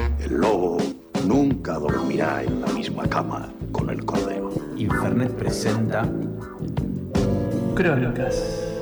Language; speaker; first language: Spanish; native; Spanish